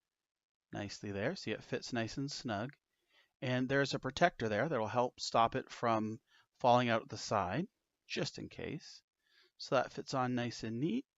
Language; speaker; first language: English; native; English